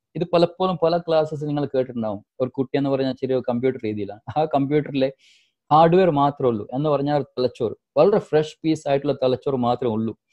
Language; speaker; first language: Malayalam; non-native, local second language; Divehi